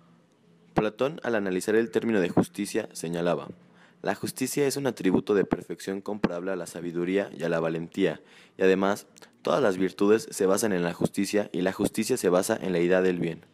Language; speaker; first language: Spanish; native; Spanish